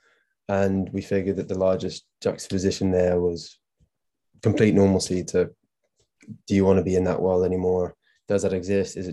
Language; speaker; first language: English; native; English